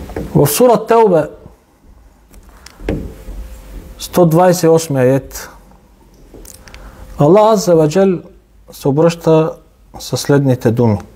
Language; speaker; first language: Bulgarian; non-native, local second language; Turkish